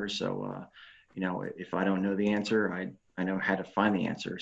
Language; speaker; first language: English; native; English